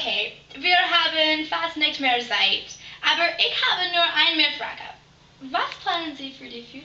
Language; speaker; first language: German; non-native, learner; English